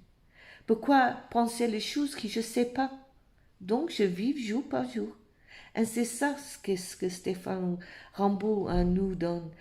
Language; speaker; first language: French; non-native, fluent; English